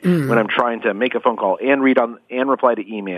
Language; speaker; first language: English; native; English